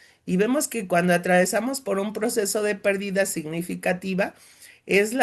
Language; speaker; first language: Spanish; native; Spanish